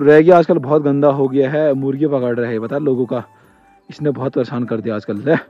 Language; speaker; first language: Hindi; non-native, local second language; Garhwali